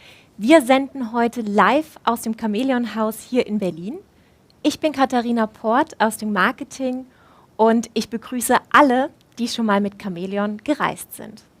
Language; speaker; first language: German; native; German